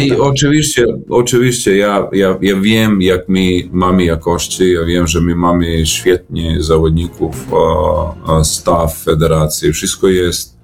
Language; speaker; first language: Polish; non-native, learner; Serbian